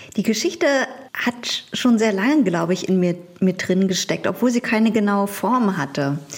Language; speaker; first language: German; early bilingual, other home language; Vietnamese